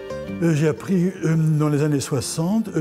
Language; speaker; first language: French; non-native, fluent; Dutch